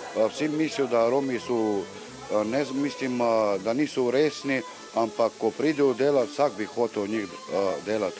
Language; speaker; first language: Slovenian; non-native, local second language; Romany